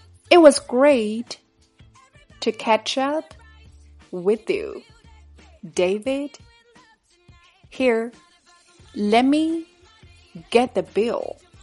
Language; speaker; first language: English; non-native, fluent; Chinese